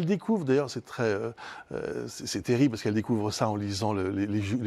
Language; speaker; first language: French; native; French